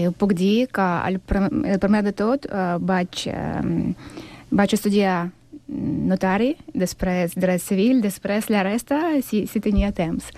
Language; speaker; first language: Catalan; non-native, learner; Russian